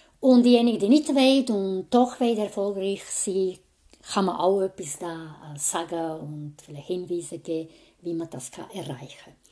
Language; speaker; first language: German; non-native, fluent; Croatian